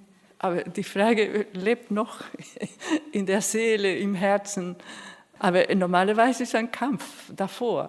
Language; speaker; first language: German; non-native, fluent; Spanish